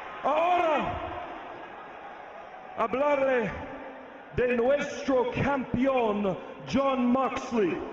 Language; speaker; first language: Spanish; non-native, learner; English